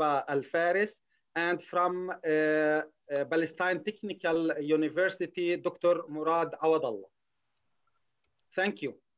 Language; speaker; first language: English; non-native, learner; Arabic